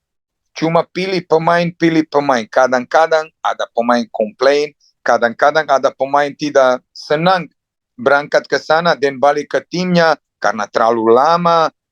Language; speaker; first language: Indonesian; non-native, fluent; Serbian